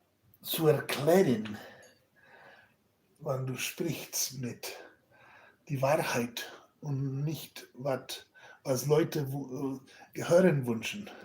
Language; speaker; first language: German; non-native, learner; Spanish